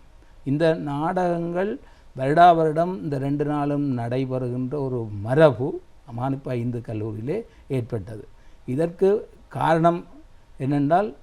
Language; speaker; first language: Tamil; native; Tamil